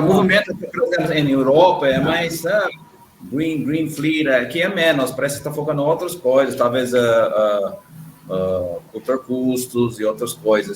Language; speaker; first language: Portuguese; non-native, learner; English